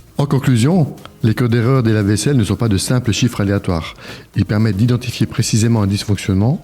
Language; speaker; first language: French; native; French